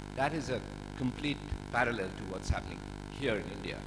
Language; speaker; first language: English; native; English